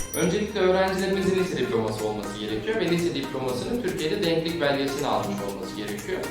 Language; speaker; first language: Turkish; native; Turkish